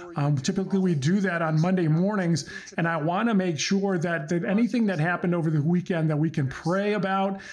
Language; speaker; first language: English; early bilingual, other home language; Croatian